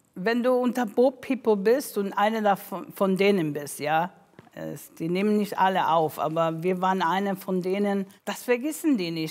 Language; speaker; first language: German; non-native, fluent; English